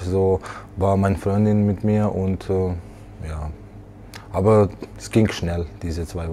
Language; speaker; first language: German; non-native, learner; Slovak